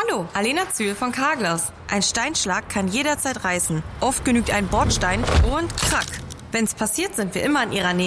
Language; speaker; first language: German; native; German